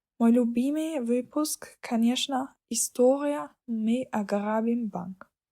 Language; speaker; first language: Russian; non-native, learner; German